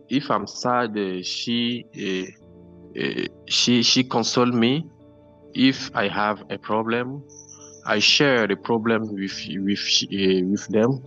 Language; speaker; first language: English; non-native, learner; French